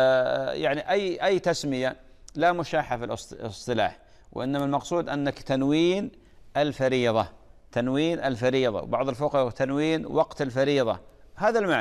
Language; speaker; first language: Arabic; native; Arabic